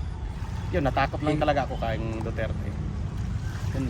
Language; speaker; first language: Filipino; non-native, local second language; Cebuano